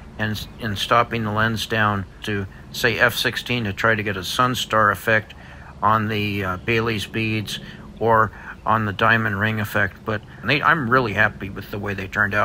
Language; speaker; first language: English; native; English